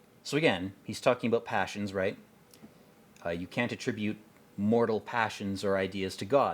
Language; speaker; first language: English; native; English